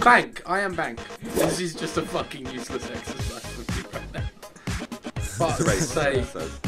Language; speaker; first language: English; native; English